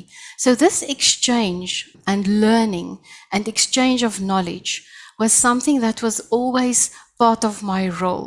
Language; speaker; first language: English; non-native, local second language; Afrikaans